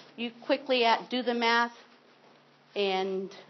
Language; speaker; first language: English; native; English